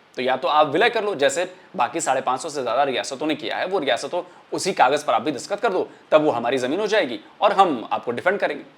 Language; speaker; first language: Hindi; native; Hindi